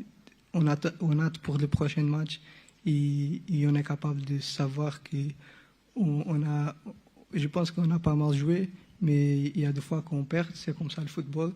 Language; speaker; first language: French; non-native, local second language; Portuguese